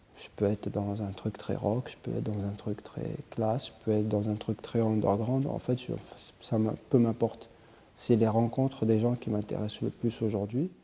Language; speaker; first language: French; early bilingual, other home language; Arabic